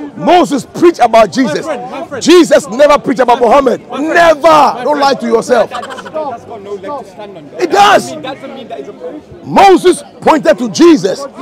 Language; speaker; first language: English; non-native, local second language; Ga